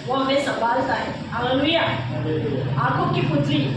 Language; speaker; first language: Hindi; non-native, local second language; Marathi